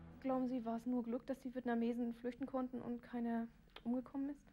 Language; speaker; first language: German; native; German